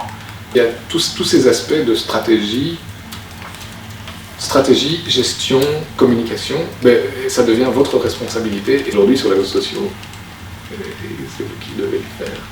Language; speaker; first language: French; native; French